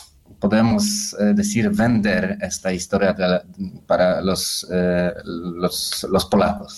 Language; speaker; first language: Spanish; non-native, fluent; Polish